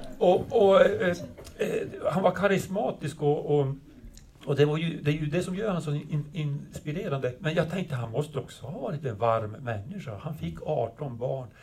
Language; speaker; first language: Swedish; native; Swedish